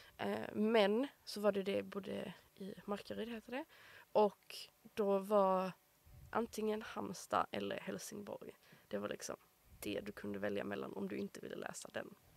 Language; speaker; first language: Swedish; native; Swedish